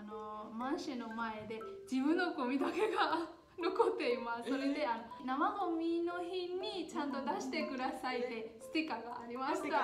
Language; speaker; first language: Japanese; non-native, fluent; Burmese